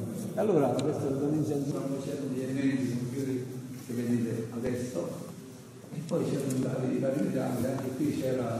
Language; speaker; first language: Italian; native; Italian